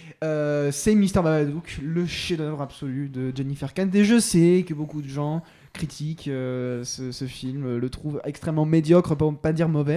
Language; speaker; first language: French; native; French